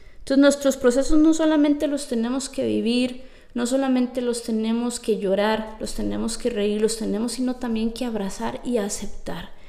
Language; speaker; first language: Spanish; native; Spanish